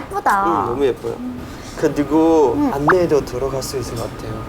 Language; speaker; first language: Korean; non-native, fluent; Chinese